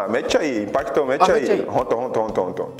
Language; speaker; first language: Japanese; non-native, learner; Portuguese